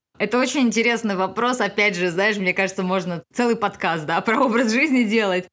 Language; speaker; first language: Russian; native; Russian